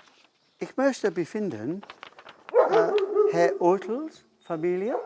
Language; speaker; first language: German; non-native, learner; English